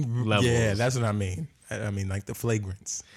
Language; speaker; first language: English; native; English